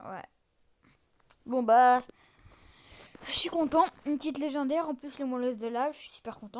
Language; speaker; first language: French; native; French